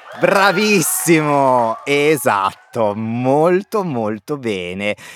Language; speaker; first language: Italian; native; Italian